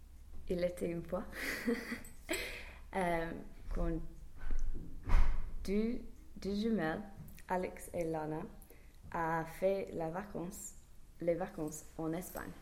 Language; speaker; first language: French; non-native, learner; English